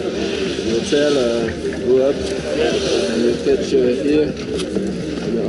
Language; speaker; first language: English; non-native, learner; French